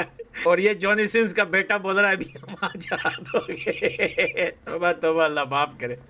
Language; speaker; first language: Hindi; native; Hindi